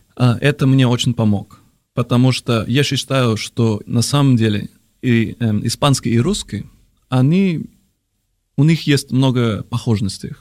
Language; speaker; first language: Russian; non-native, fluent; Spanish